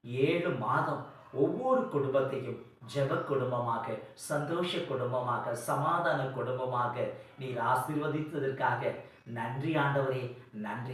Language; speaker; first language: Tamil; native; Tamil